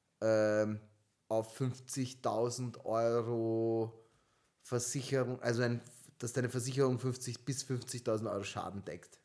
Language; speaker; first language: German; early bilingual, other home language; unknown